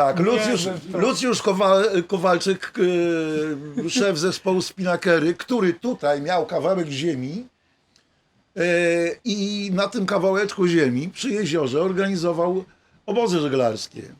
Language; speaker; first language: Polish; native; Polish